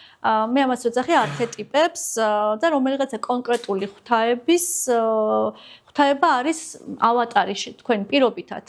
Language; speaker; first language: Georgian; native; Georgian